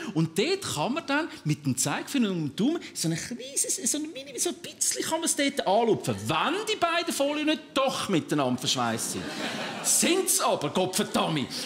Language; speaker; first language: German; native; German